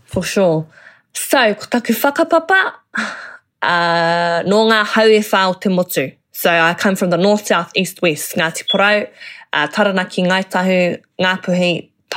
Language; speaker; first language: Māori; non-native, local second language; English